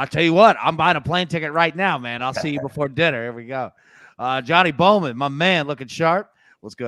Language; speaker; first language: English; native; English